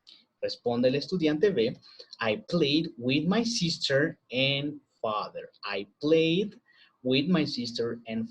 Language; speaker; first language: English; non-native, fluent; Spanish